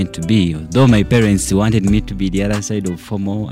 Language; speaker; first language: English; non-native, local second language; Ganda